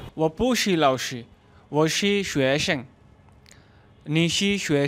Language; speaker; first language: Chinese; non-native, learner; Bangla